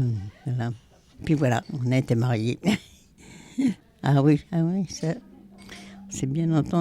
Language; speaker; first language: French; native; French